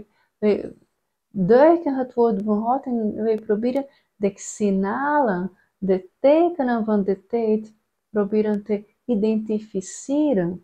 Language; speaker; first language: German; non-native, learner; Portuguese